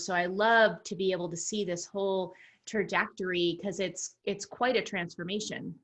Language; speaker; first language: English; native; English